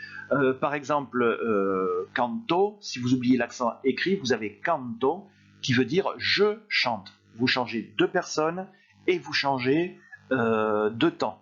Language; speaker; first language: French; native; French